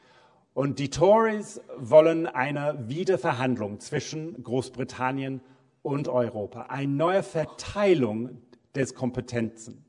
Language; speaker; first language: German; non-native, fluent; English